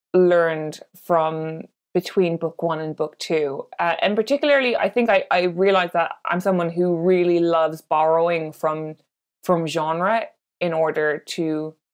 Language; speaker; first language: English; native; English